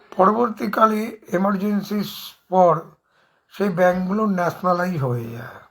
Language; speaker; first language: Bangla; non-native, local second language; Punjabi